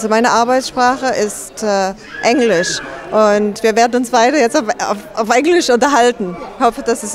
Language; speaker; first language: German; early bilingual, other home language; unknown